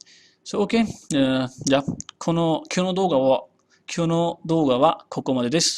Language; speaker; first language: Japanese; non-native, fluent; Hindi